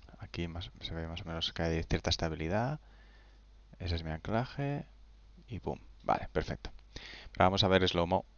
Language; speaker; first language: Spanish; native; Spanish